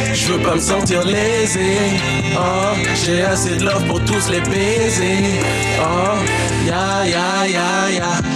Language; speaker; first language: French; non-native, local second language; Baoulé